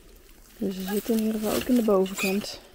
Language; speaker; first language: Dutch; native; Dutch